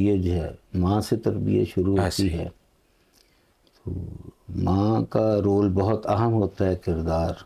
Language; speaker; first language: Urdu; non-native, local second language; Punjabi